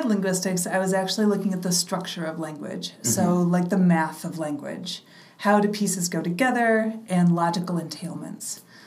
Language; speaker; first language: English; native; English